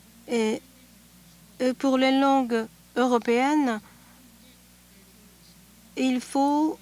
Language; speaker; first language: French; non-native, fluent; Japanese